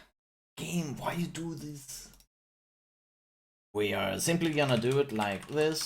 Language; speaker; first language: English; non-native, fluent; Chinese